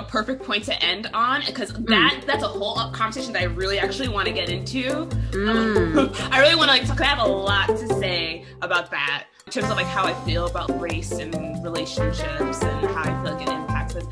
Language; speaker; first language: English; native; English